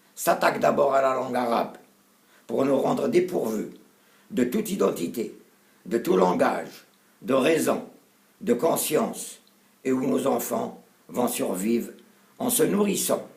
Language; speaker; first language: French; non-native, local second language; Arabic